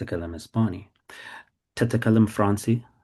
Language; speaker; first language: Arabic; non-native, fluent; English